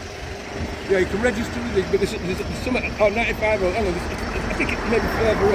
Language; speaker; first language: English; native; English